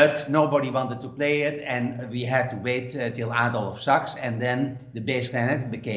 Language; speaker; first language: English; non-native, fluent; Dutch